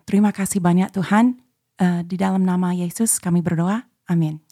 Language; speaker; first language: Indonesian; non-native, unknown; English